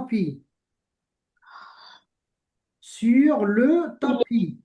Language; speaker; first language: French; non-native, local second language; Arabic